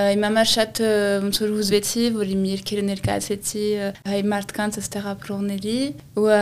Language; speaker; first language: Armenian; early bilingual, heritage; Armenian